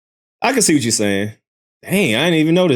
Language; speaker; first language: English; native; English